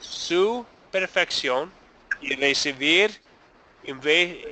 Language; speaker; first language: Spanish; non-native, fluent; English